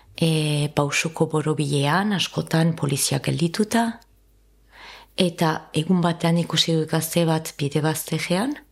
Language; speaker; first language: Basque; native; Basque